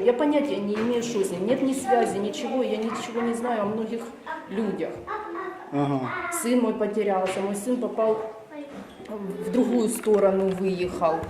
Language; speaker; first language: Russian; native; Russian